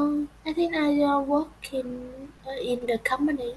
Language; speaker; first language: English; non-native, learner; Vietnamese